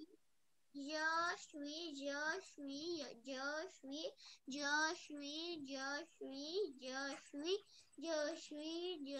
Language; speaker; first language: French; non-native, learner; Hindi